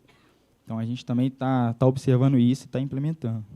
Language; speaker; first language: Portuguese; native; Portuguese